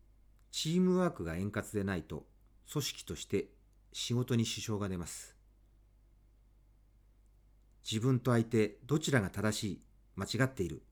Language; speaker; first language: Japanese; native; Japanese